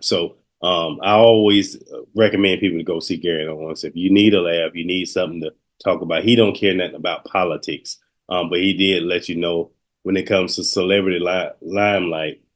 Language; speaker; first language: English; native; English